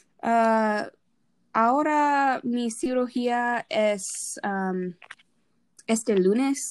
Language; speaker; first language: Spanish; non-native, learner; English